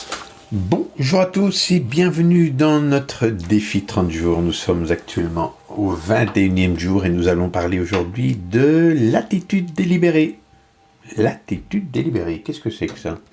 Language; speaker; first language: French; native; French